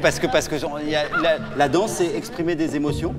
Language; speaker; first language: French; native; French